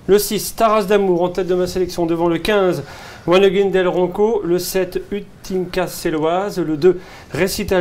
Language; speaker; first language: French; native; French